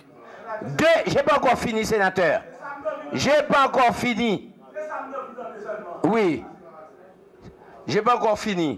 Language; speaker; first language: French; non-native, local second language; Haitian Creole